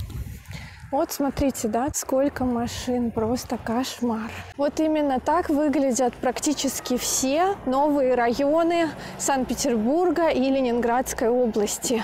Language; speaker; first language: Russian; native; Russian